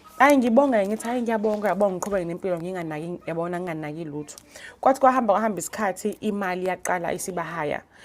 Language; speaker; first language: Zulu; native; Zulu